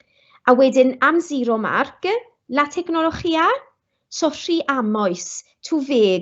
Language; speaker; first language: Welsh; non-native, local second language; English